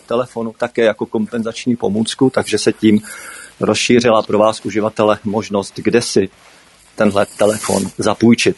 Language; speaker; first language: Czech; native; Czech